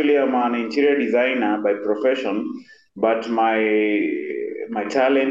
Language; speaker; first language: English; non-native, local second language; Kamba